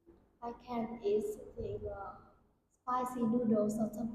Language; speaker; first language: English; non-native, learner; Vietnamese